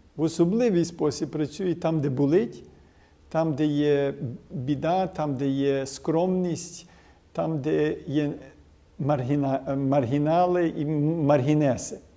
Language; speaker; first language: Ukrainian; early bilingual, heritage; Ukrainian